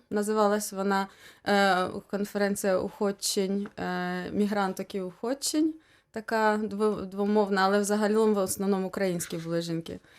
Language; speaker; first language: Ukrainian; native; Ukrainian